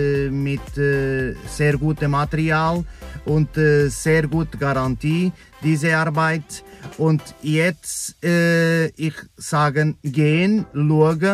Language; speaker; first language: German; non-native, learner; Portuguese